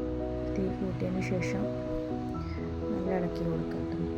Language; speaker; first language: Malayalam; native; Malayalam